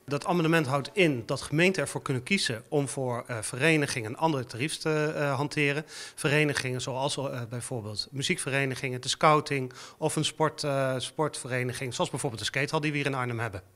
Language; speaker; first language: Dutch; native; Dutch